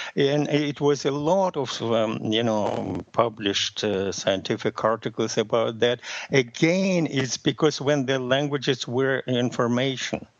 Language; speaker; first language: English; non-native, fluent; Russian